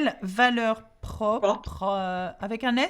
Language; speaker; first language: French; non-native, fluent; English